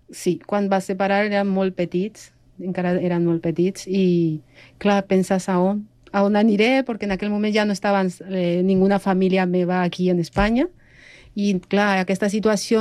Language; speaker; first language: Catalan; non-native, fluent; Spanish